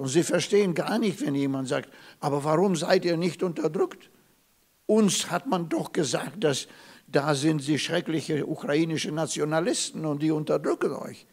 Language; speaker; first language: German; non-native, fluent; Russian